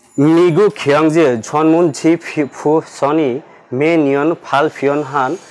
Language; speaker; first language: Korean; non-native, learner; Bangla